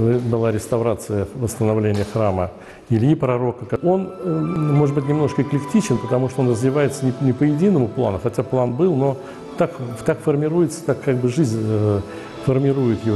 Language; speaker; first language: Russian; native; Russian